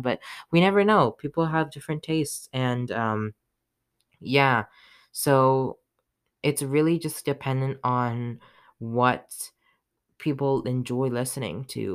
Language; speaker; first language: English; native; English